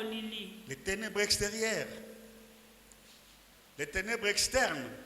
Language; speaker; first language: French; non-native, local second language; Lingala